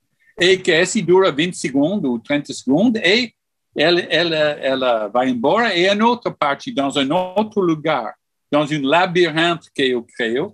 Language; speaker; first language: Portuguese; non-native, fluent; English